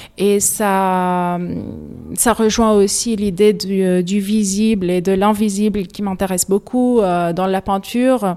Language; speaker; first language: French; non-native, fluent; Arabic